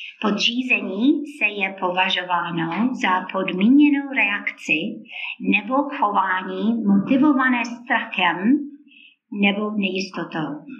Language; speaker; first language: Czech; non-native, fluent; English